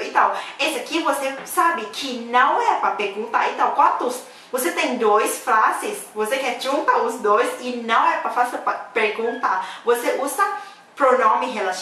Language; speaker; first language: Portuguese; non-native, fluent; Thai